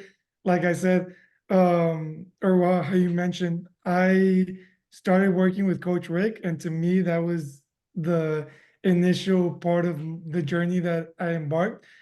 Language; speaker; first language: English; early bilingual, other home language; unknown